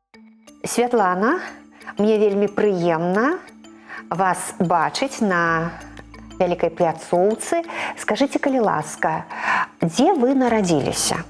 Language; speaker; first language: Belarusian; native; Belarusian